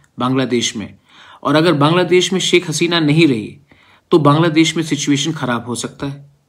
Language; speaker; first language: Hindi; non-native, local second language; Kok Borok